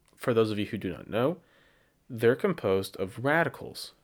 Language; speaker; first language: English; native; English